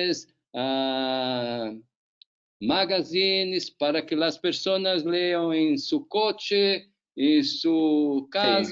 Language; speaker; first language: Spanish; non-native, learner; Portuguese